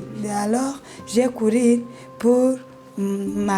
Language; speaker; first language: French; non-native, learner; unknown